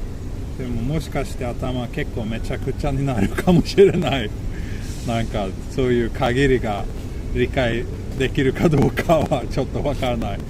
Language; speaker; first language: Japanese; non-native, fluent; Swedish